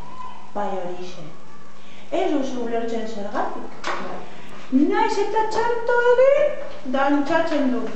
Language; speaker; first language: Basque; non-native, learner; Spanish